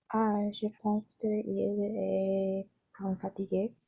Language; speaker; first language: French; non-native, learner; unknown